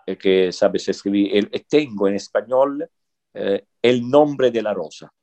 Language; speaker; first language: Spanish; non-native, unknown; Italian